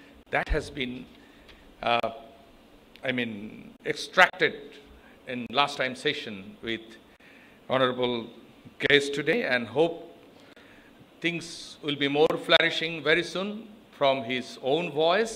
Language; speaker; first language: English; non-native, local second language; Bangla